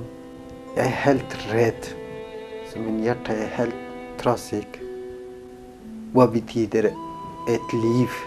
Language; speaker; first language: Swedish; non-native, learner; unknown